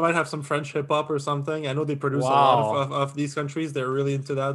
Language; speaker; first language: English; non-native, fluent; French